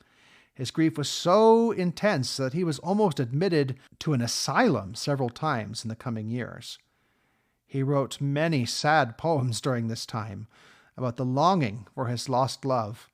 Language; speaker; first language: English; native; English